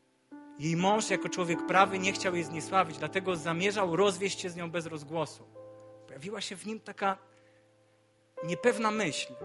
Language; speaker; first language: Polish; native; Polish